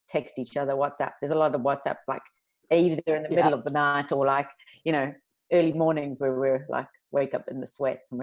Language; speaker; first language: English; native; English